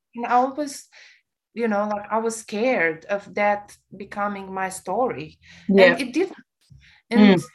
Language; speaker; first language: English; non-native, fluent; Romanian